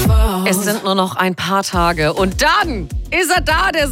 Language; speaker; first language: German; native; German